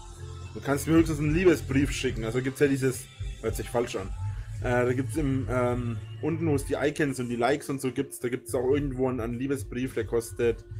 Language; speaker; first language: German; native; German